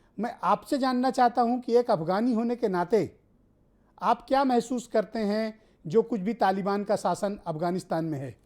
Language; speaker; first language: Hindi; native; Hindi